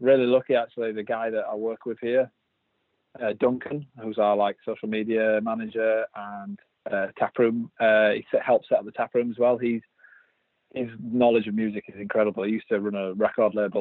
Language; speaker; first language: English; native; English